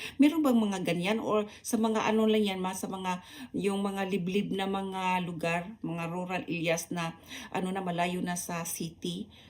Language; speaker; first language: Filipino; non-native, local second language; Cebuano